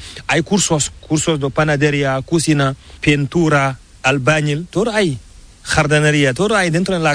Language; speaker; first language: Spanish; non-native, learner; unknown